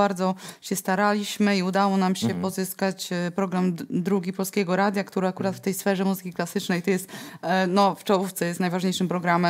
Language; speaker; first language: Polish; native; Polish